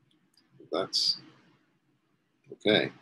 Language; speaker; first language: English; native; English